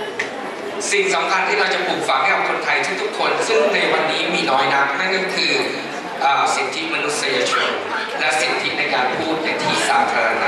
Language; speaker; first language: Thai; native; Thai